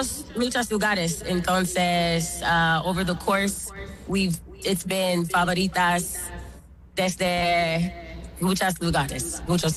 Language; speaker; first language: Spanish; non-native, learner; English